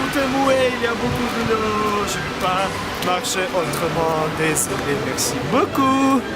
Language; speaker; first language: French; non-native, fluent; Russian